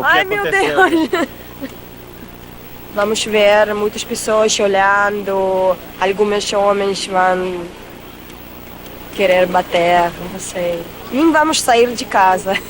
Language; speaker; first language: Portuguese; non-native, fluent; Russian